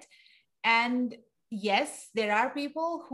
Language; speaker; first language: English; non-native, local second language; Urdu